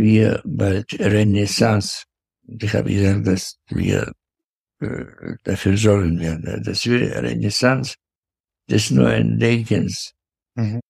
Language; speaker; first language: German; non-native, fluent; Russian